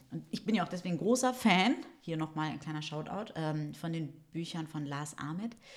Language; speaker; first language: German; early bilingual, other home language; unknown